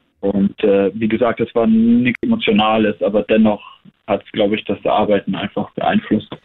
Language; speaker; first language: German; early bilingual, other home language; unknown